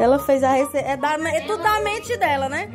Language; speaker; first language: Portuguese; native; Portuguese